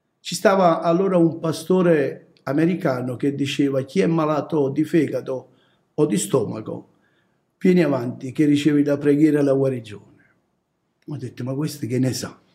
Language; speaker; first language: Italian; native; Italian